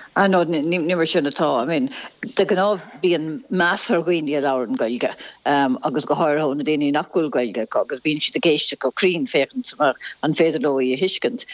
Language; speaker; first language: Irish; non-native, local second language; English